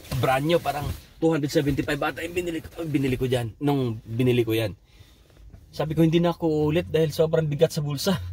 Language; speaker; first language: Filipino; non-native, local second language; Cebuano